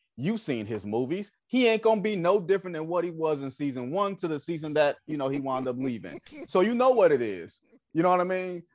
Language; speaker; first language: English; native; English